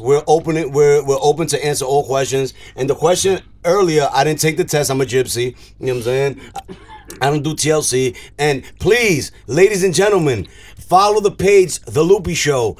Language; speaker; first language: English; early bilingual, other home language; Spanish